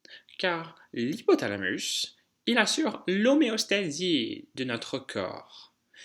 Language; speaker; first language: French; non-native, fluent; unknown